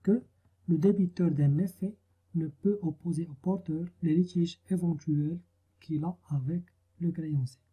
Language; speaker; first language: French; non-native, local second language; Arabic